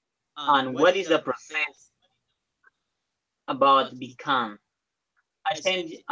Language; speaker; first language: English; non-native, learner; Spanish